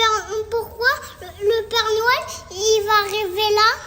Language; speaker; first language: French; native; French